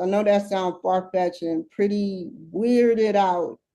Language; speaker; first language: English; native; English